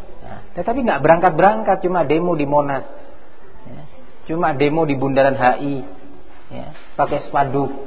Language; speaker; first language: Indonesian; native; Indonesian